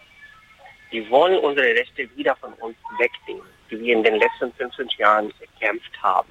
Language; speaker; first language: German; non-native, fluent; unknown